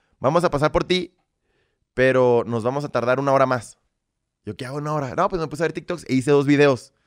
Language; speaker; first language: Spanish; early bilingual, other home language; Russian